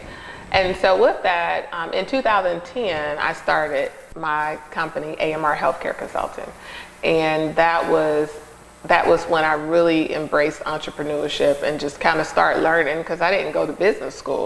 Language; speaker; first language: English; native; English